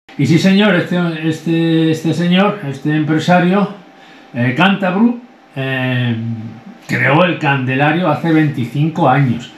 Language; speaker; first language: Spanish; native; Spanish